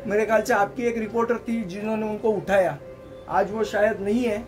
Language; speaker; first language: Hindi; non-native, local second language; Marathi